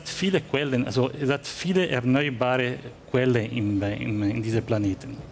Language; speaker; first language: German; non-native, learner; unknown